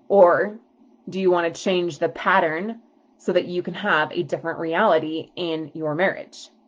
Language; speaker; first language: English; native; English